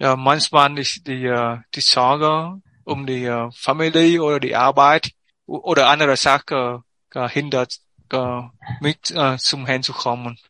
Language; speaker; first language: German; non-native, learner; Vietnamese